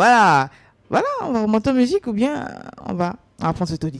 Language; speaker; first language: French; native; French